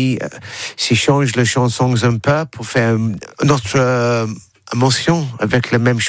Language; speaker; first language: French; non-native, learner; English